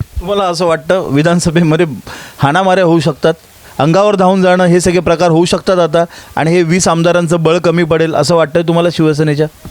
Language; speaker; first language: Marathi; native; Marathi